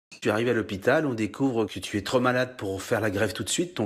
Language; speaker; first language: French; native; French